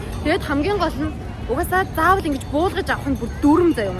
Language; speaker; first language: Mongolian; native; Mongolian